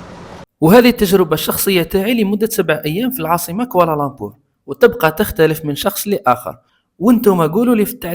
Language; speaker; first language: Arabic; native; Arabic